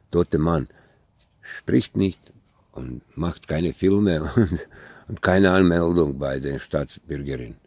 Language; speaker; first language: German; non-native, learner; Croatian